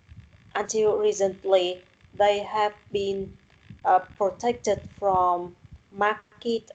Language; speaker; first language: English; non-native, learner; Vietnamese